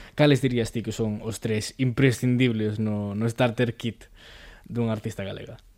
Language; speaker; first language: Galician; non-native, local second language; Spanish